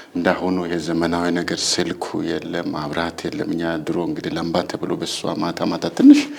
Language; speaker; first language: Amharic; non-native, local second language; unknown